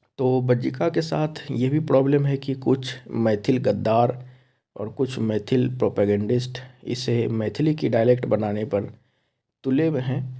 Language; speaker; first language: Hindi; native; Hindi